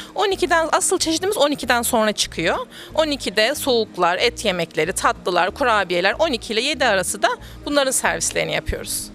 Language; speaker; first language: Turkish; native; Turkish